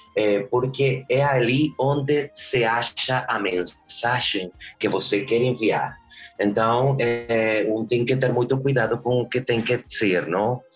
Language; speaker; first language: Portuguese; early bilingual, heritage; Spanish